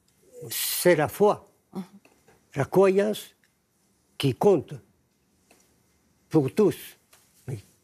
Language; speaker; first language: French; non-native, fluent; Japanese